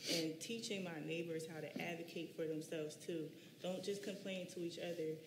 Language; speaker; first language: English; native; English